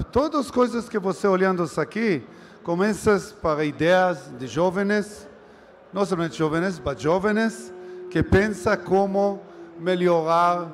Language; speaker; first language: Portuguese; non-native, learner; Hebrew